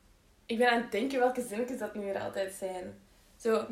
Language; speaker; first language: Dutch; native; Dutch